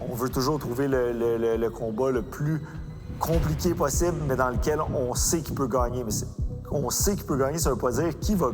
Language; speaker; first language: French; native; French